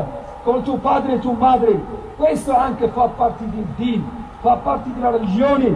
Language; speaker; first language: Italian; non-native, fluent; Arabic